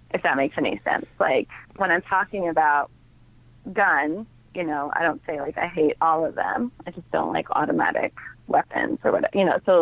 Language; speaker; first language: English; native; English